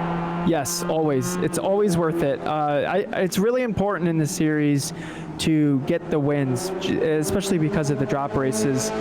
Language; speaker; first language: English; native; English